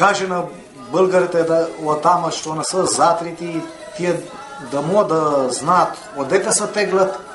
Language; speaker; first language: Bulgarian; early bilingual, heritage; Bulgarian